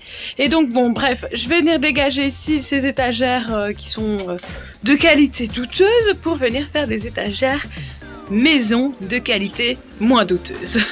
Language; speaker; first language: French; native; French